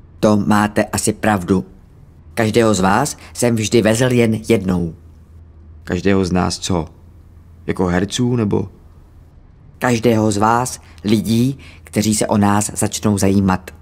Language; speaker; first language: Czech; native; Czech